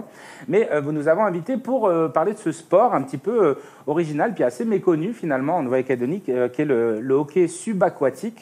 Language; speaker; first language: French; native; French